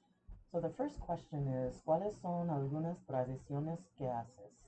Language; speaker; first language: Spanish; early bilingual, heritage; English